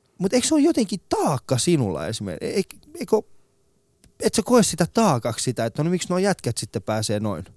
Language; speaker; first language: Finnish; early bilingual, other home language; Persian